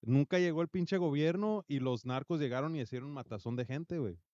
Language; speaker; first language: Spanish; early bilingual, heritage; Spanish